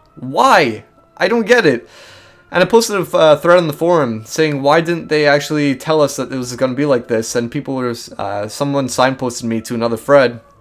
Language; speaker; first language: English; native; English